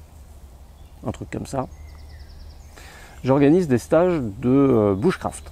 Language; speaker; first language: French; native; French